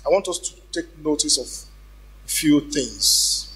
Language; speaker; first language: English; non-native, local second language; Yoruba